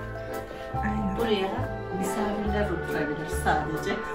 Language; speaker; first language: Turkish; native; Turkish